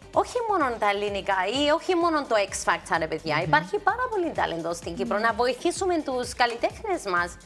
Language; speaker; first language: Greek; early bilingual, heritage; Greek